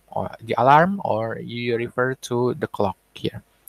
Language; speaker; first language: English; non-native, fluent; Indonesian